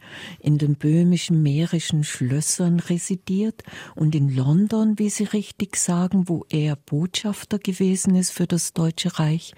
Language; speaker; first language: German; native; German